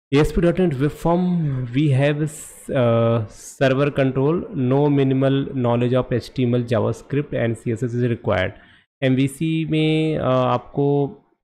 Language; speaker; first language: Hindi; native; Hindi